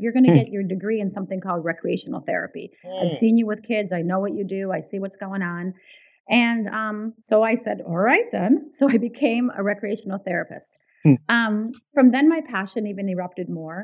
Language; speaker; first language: English; early bilingual, other home language; Ukrainian